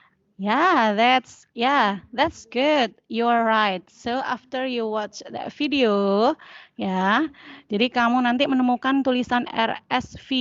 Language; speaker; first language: English; non-native, learner; Indonesian